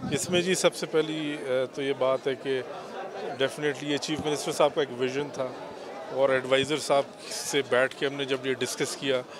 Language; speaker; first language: Urdu; non-native, local second language; Baluchi